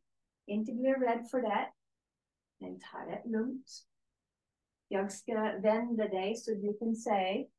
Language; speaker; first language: Swedish; non-native, learner; English